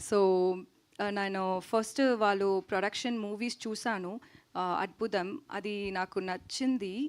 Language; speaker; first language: Telugu; non-native, learner; Tamil